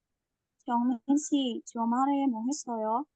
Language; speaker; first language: Korean; non-native, learner; Indonesian